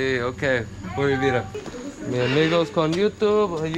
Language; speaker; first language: Spanish; non-native, learner; English